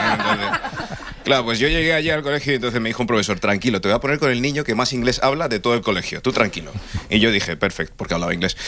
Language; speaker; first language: Spanish; early bilingual, other home language; English